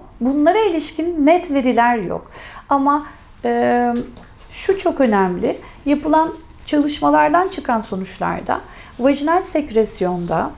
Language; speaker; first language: Turkish; native; Turkish